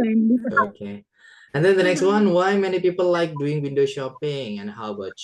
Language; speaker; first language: English; non-native, local second language; Indonesian